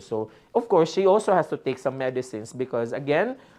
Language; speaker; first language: English; non-native, local second language; Filipino